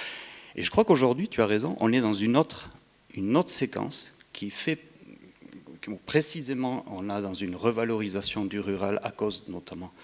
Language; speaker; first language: French; native; French